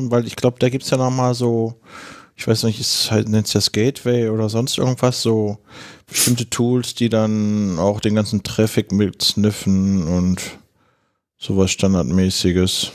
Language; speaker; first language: German; native; German